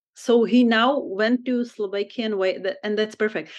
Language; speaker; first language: English; non-native, fluent; Czech